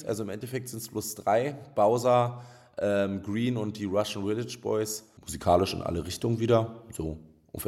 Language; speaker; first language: German; native; German